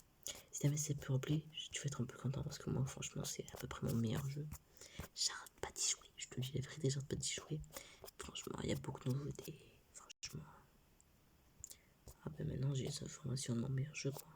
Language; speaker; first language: French; native; French